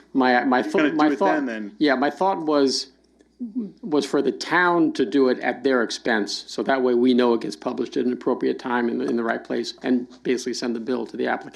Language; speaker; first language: English; native; English